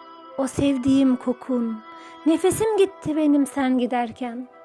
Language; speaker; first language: Turkish; native; Turkish